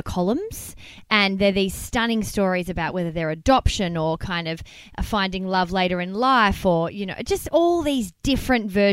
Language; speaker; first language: English; native; English